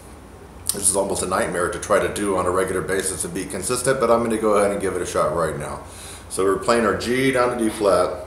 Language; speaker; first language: English; native; English